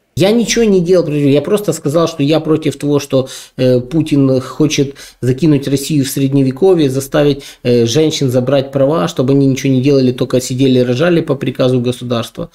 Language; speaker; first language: Russian; native; Russian